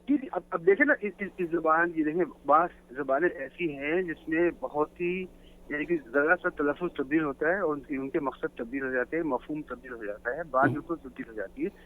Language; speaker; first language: Urdu; native; Urdu